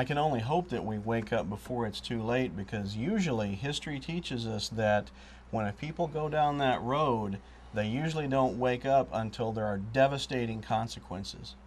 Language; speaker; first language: English; native; English